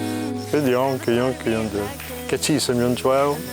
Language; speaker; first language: Korean; non-native, learner; French